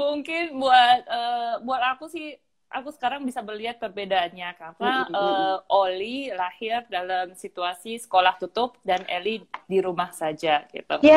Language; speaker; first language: Indonesian; early bilingual, heritage; Indonesian